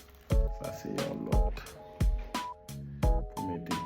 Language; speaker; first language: French; non-native, learner; Haitian Creole